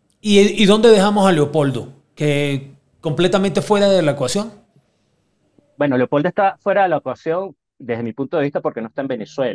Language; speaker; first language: Spanish; native; Spanish